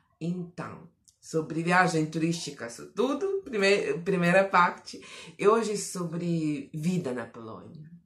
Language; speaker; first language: Portuguese; non-native, fluent; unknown